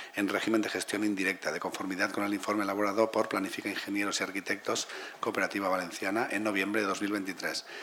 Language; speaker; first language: Spanish; non-native, local second language; Catalan